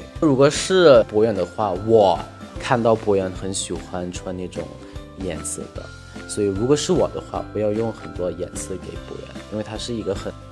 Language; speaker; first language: Chinese; non-native, fluent; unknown